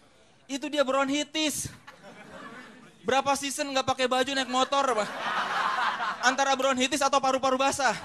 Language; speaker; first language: Indonesian; native; Indonesian